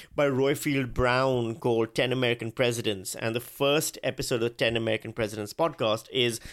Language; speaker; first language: English; non-native, local second language; Urdu